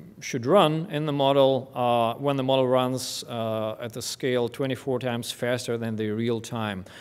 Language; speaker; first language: English; non-native, fluent; Russian